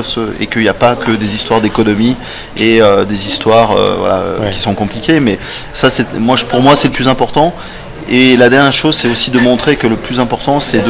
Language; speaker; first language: French; native; French